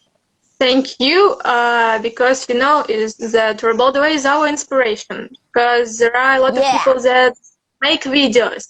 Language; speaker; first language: English; non-native, learner; Russian